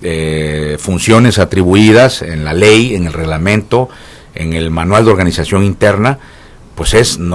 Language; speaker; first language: Spanish; native; Spanish